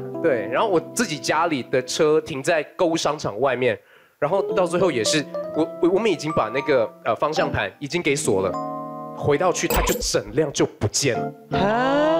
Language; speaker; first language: Chinese; native; Chinese